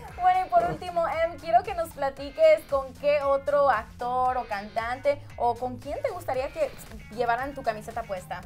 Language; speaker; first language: Spanish; native; Spanish